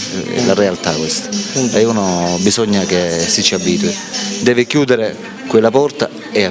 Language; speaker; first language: Italian; native; Italian